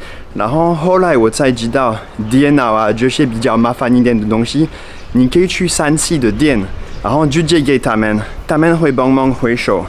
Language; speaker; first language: Chinese; non-native, fluent; French